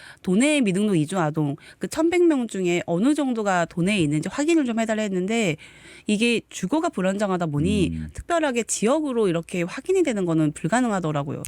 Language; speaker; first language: Korean; native; Korean